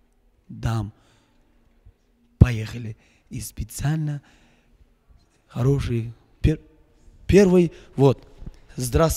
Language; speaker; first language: Russian; non-native, local second language; Uzbek